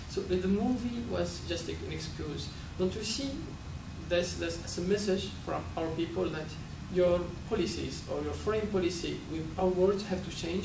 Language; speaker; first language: English; non-native, fluent; Arabic